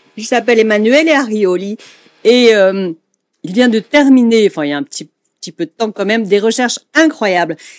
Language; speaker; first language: French; native; French